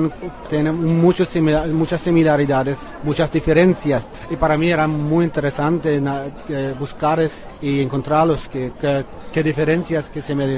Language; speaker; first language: Spanish; non-native, fluent; Persian